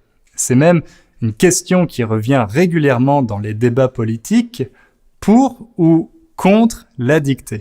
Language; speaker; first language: French; native; French